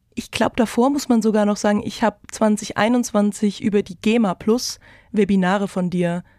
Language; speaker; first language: German; native; German